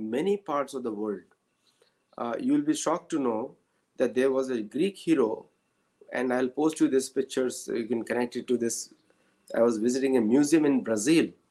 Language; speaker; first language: English; non-native, local second language; Marathi